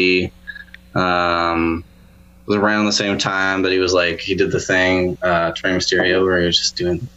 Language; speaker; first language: English; native; English